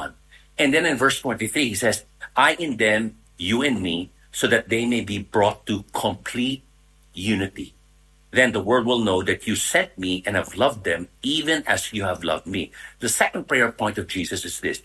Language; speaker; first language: English; non-native, local second language; Filipino